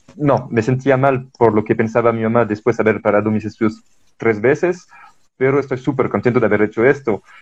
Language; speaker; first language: Spanish; non-native, fluent; French